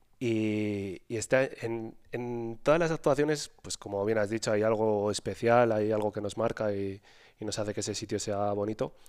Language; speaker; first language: Spanish; native; Spanish